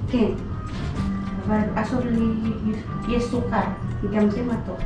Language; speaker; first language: Hebrew; non-native, learner; Filipino